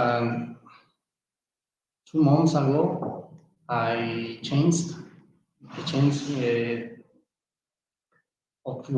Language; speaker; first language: English; non-native, learner; Spanish